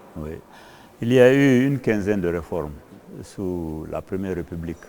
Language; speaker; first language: French; non-native, local second language; Fula